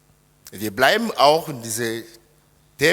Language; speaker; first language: German; non-native, fluent; Lingala